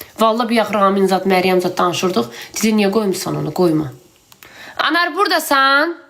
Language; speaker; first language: Azerbaijani; native; Azerbaijani